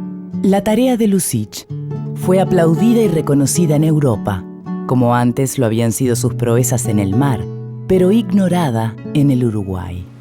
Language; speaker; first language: Spanish; native; Spanish